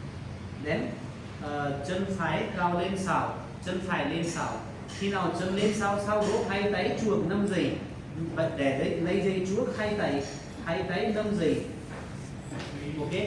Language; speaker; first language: Vietnamese; non-native, learner; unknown